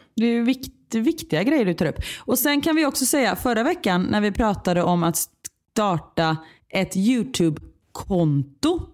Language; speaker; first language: Swedish; native; Swedish